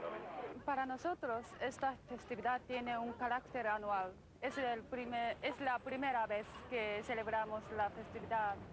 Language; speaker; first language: Spanish; non-native, fluent; Japanese